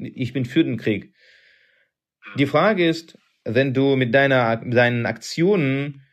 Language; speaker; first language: German; non-native, fluent; Russian